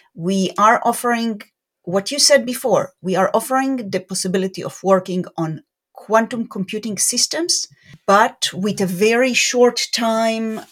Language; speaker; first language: English; non-native, fluent; Hebrew